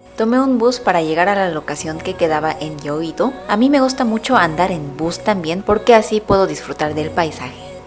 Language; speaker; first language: Spanish; non-native, fluent; Korean